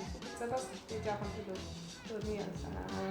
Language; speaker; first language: Mongolian; non-native, learner; Hungarian